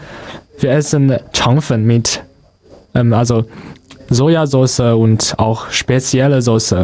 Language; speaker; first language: German; non-native, learner; Chinese